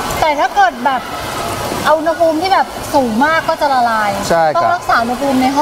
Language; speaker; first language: Thai; native; Thai